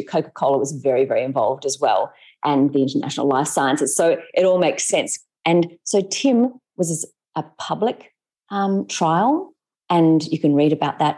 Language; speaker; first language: English; native; English